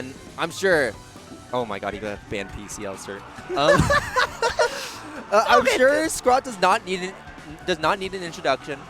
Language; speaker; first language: English; native; English